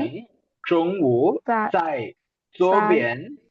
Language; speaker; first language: Chinese; non-native, fluent; Tamil